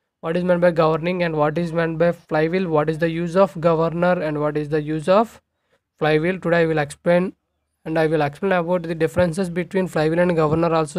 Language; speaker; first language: English; non-native, local second language; Telugu